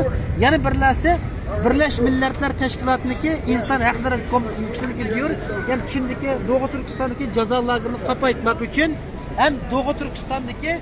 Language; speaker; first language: Turkish; non-native, learner; Uyghur